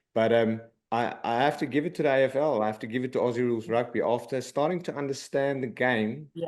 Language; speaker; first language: English; non-native, local second language; Afrikaans